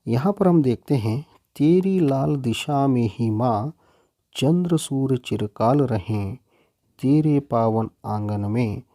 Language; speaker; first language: Hindi; non-native, local second language; Kannada